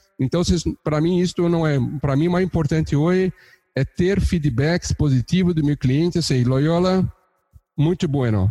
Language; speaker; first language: Portuguese; native; Portuguese